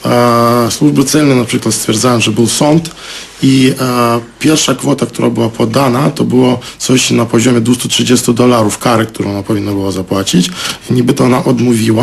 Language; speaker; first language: Polish; non-native, fluent; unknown